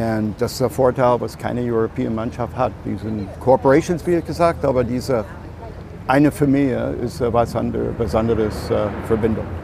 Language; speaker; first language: German; non-native, fluent; English